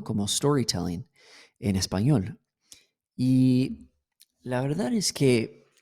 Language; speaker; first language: Spanish; non-native, fluent; English